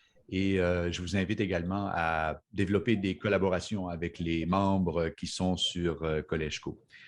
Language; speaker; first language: French; native; French